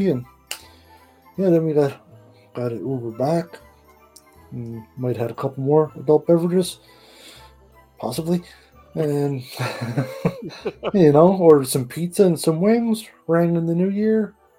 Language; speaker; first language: English; native; English